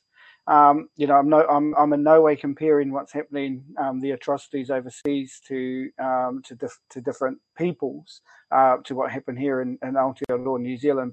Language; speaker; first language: English; native; English